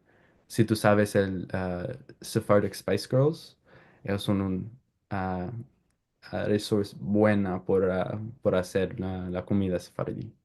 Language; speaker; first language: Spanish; non-native, learner; English